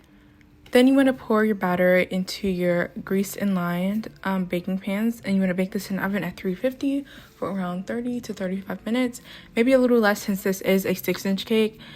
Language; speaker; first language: English; native; English